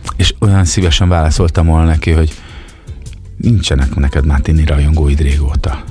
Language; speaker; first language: Hungarian; native; Hungarian